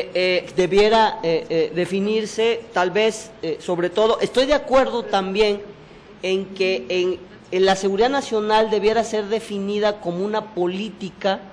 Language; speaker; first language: Spanish; native; Spanish